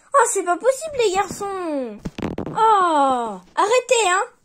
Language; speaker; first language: French; native; French